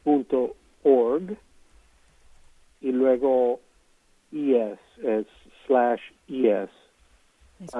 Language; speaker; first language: Spanish; non-native, fluent; English